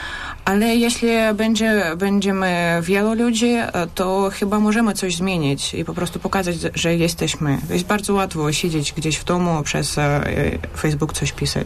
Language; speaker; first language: Polish; non-native, learner; Russian